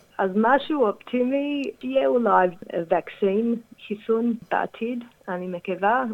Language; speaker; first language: Hebrew; non-native, fluent; English